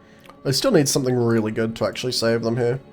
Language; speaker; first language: English; native; English